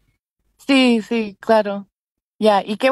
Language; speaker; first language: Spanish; early bilingual, heritage; Spanish